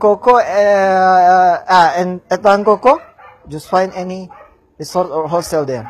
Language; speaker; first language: English; non-native, learner; Indonesian